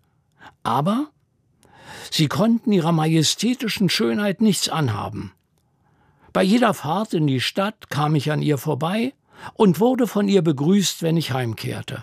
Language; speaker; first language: German; native; German